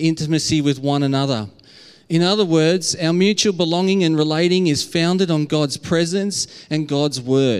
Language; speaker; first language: English; native; English